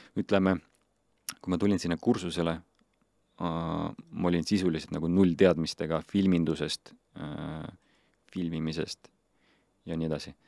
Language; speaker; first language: Estonian; non-native, local second language; Russian